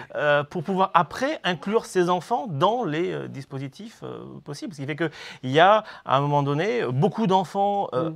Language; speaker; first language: French; native; French